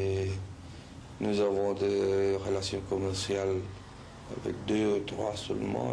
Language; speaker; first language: French; non-native, fluent; Spanish